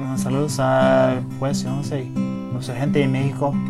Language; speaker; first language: Spanish; non-native, learner; English